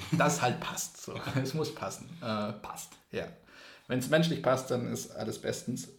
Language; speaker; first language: German; native; German